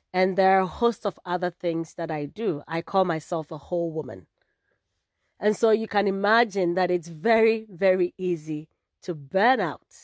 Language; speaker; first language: English; non-native, local second language; Akan